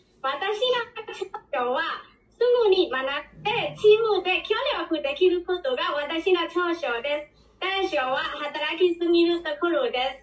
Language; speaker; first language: Japanese; non-native, learner; Burmese